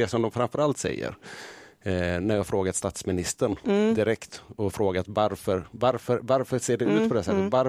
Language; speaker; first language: Swedish; native; Swedish